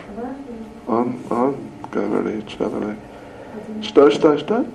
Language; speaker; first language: Russian; non-native, learner; English